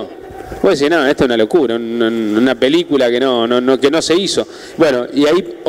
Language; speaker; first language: Spanish; native; Spanish